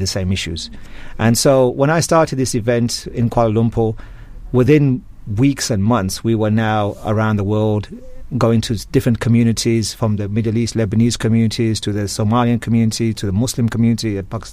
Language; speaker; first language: English; native; English